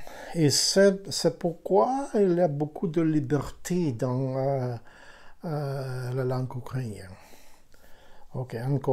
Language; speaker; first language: French; non-native, learner; Ukrainian